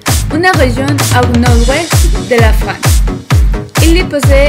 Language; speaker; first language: French; non-native, learner; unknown